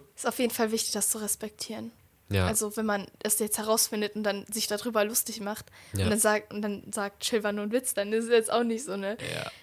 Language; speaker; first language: German; native; German